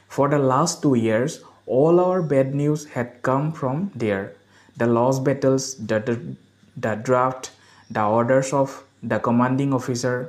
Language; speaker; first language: English; non-native, local second language; Assamese